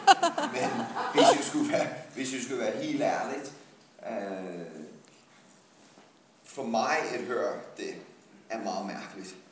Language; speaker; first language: Danish; non-native, fluent; English